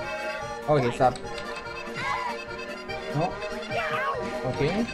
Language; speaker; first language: English; non-native, learner; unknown